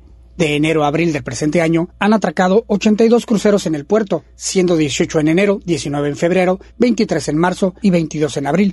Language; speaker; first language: Spanish; native; Spanish